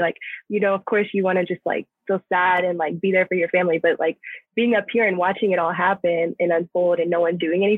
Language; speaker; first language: English; native; English